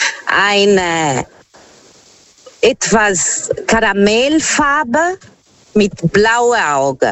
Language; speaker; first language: German; non-native, fluent; Portuguese